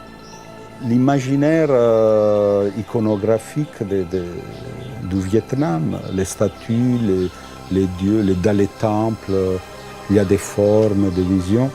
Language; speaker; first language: French; non-native, fluent; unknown